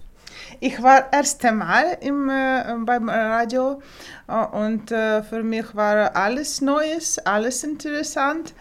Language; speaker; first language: German; non-native, learner; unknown